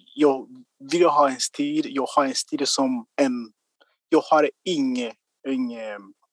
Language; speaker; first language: Swedish; non-native, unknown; Kinyarwanda